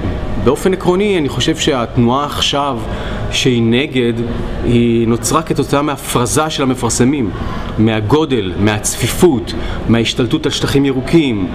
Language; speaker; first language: Hebrew; native; Hebrew